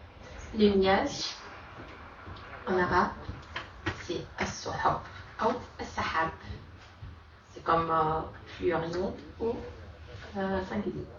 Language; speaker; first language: French; non-native, fluent; Arabic